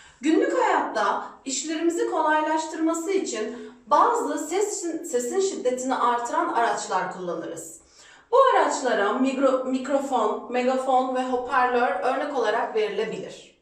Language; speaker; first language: Turkish; native; Turkish